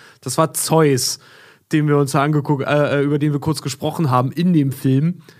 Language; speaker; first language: German; native; German